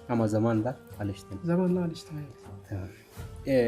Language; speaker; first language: Turkish; non-native, fluent; Nepali